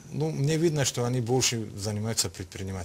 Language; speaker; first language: Russian; non-native, local second language; Tajik